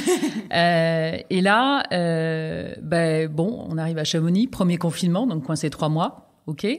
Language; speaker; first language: French; native; French